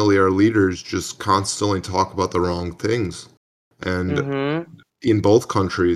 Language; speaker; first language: English; native; English